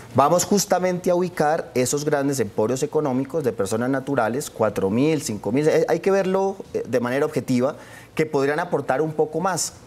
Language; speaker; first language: Spanish; native; Spanish